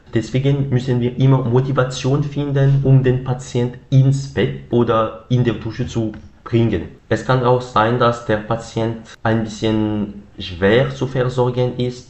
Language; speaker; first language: German; non-native, learner; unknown